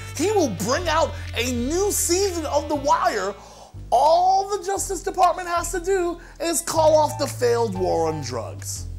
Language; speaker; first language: English; native; English